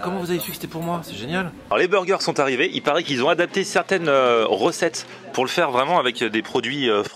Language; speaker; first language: French; native; French